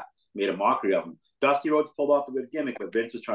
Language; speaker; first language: English; native; English